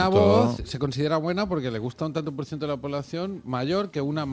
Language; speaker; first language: Spanish; native; Spanish